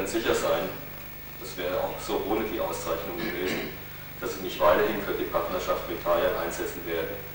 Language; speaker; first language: German; native; German